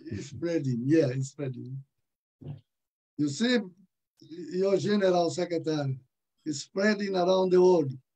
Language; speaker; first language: English; non-native, fluent; Portuguese